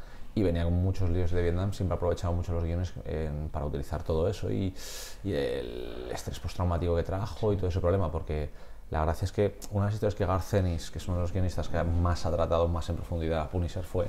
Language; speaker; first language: Spanish; native; Spanish